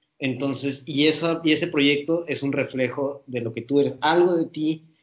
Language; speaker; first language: Spanish; native; Spanish